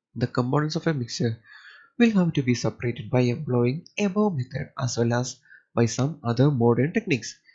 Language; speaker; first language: English; non-native, local second language; Malayalam